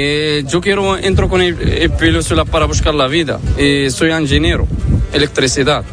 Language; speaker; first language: Spanish; non-native, learner; Arabic